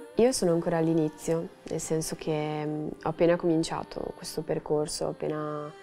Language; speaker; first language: Italian; native; Italian